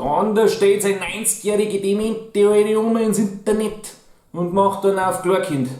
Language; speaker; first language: German; native; German